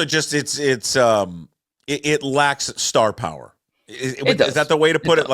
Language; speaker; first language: English; native; English